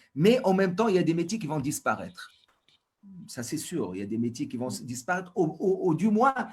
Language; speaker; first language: French; non-native, local second language; Arabic